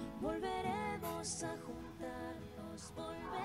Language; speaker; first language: Spanish; native; Spanish